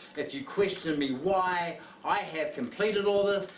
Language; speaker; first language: English; native; English